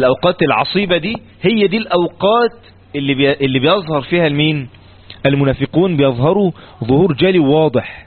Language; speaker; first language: Arabic; native; Arabic